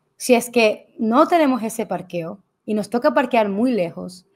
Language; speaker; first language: Spanish; native; Spanish